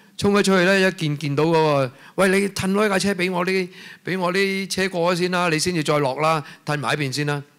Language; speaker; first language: Cantonese; native; Cantonese